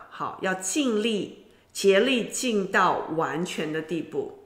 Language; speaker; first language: Chinese; native; Chinese